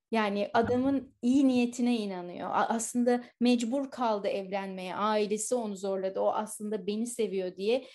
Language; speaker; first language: Turkish; native; Turkish